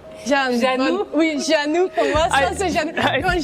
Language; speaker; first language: French; non-native, learner; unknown